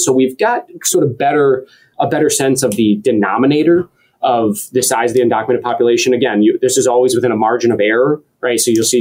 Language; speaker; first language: English; native; English